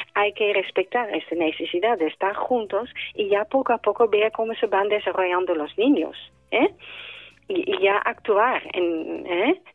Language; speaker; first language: Spanish; non-native, fluent; Dutch